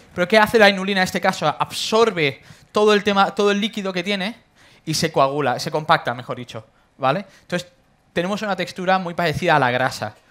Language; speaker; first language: Spanish; native; Spanish